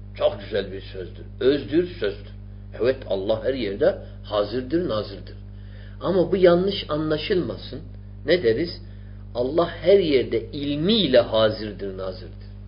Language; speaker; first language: Turkish; non-native, fluent; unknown